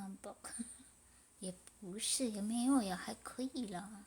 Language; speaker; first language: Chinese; non-native, learner; Indonesian